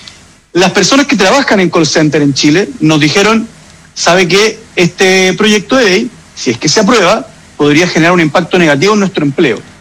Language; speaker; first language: Spanish; native; Spanish